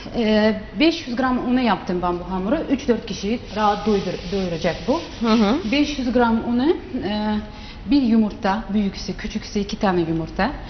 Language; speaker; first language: Turkish; non-native, fluent; Uzbek